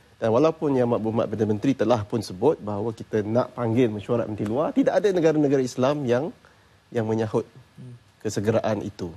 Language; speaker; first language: Malay; native; Malay